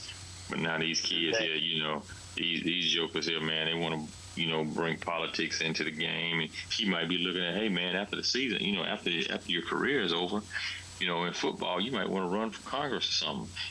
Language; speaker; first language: English; native; English